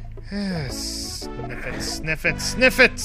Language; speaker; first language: English; native; English